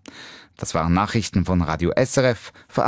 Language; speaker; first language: German; native; German